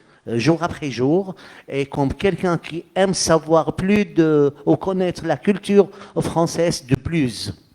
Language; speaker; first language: French; non-native, fluent; Arabic